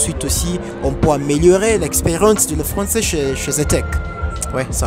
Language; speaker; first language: French; non-native, fluent; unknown